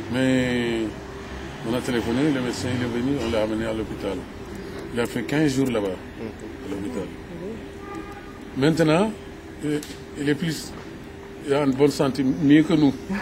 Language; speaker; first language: French; non-native, learner; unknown